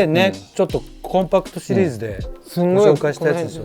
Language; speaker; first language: Japanese; native; Japanese